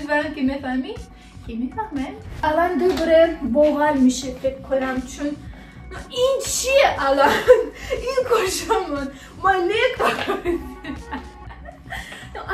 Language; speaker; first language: Persian; non-native, learner; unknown